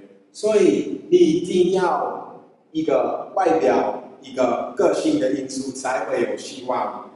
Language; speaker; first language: Chinese; non-native, fluent; English